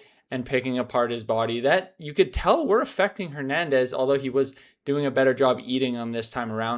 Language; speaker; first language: English; native; English